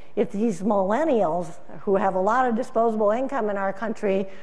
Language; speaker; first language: English; native; English